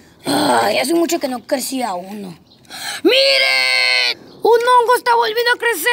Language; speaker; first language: Spanish; native; Spanish